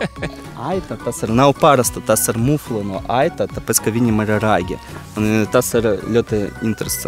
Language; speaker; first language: Latvian; non-native, local second language; Russian